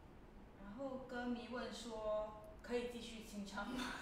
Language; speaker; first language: Chinese; native; Chinese